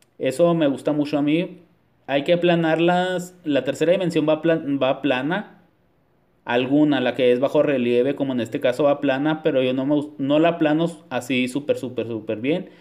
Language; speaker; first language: Spanish; native; Spanish